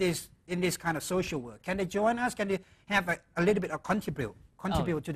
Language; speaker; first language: English; non-native, fluent; Thai